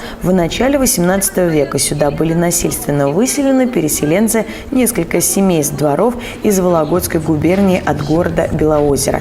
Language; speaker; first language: Russian; native; Russian